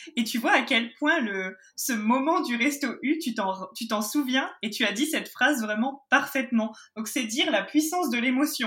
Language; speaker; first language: French; native; French